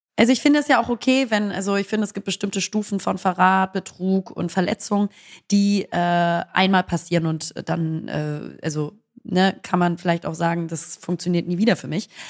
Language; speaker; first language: German; native; German